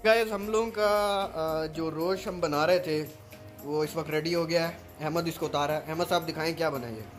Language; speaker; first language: Urdu; non-native, local second language; Punjabi